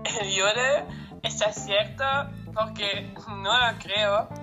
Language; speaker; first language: Spanish; non-native, learner; German